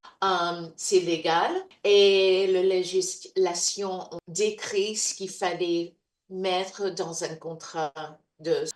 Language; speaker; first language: French; non-native, fluent; English